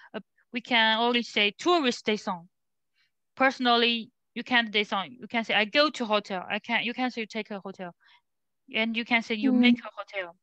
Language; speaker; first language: English; non-native, learner; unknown